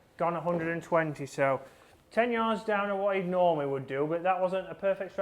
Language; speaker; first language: English; native; English